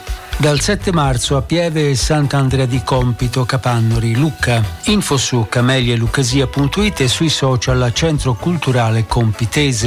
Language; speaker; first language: Italian; native; Italian